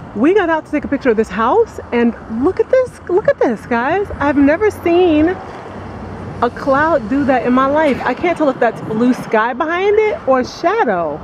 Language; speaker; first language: English; native; English